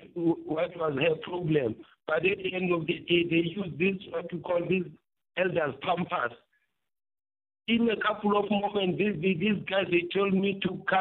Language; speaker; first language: English; non-native, local second language; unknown